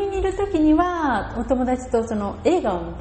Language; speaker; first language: Japanese; native; Japanese